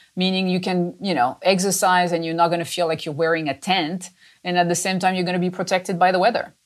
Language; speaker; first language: English; non-native, fluent; French